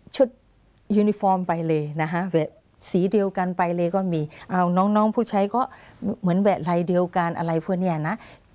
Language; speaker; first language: Thai; non-native, fluent; Burmese